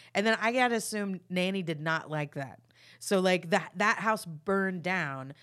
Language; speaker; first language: English; native; English